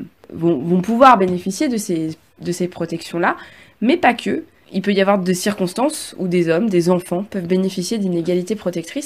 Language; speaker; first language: French; native; French